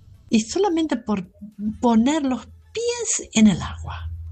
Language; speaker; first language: Spanish; non-native, fluent; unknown